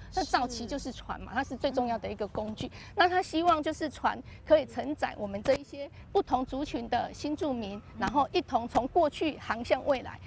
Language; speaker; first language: Chinese; native; Chinese